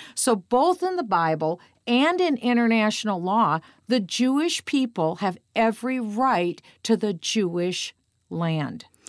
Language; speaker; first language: English; native; English